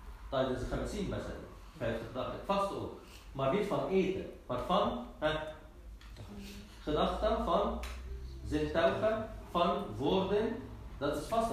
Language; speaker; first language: Dutch; non-native, fluent; Arabic